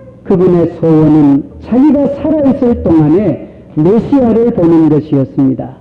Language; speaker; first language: Korean; native; Korean